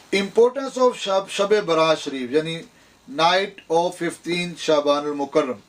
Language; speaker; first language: Urdu; non-native, local second language; Punjabi